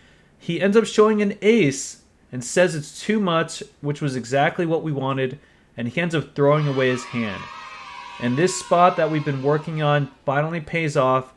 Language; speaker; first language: English; native; English